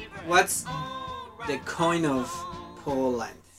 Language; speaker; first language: English; non-native, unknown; Spanish